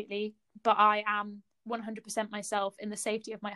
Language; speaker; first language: English; native; English